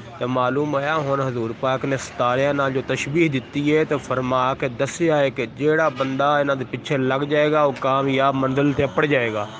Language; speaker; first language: Urdu; non-native, local second language; Punjabi